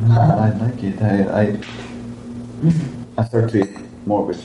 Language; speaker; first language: English; non-native, learner; Spanish